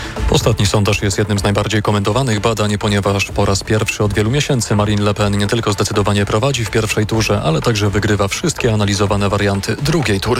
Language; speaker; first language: Polish; native; Polish